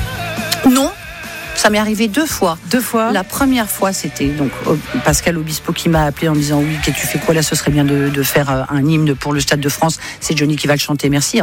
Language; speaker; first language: French; native; French